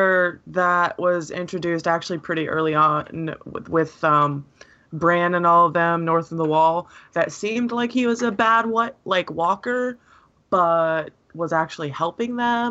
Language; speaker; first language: English; native; English